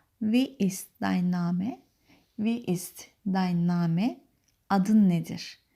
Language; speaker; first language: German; non-native, fluent; Turkish